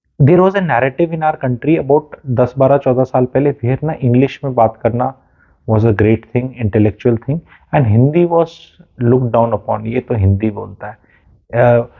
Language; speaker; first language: Hindi; native; Hindi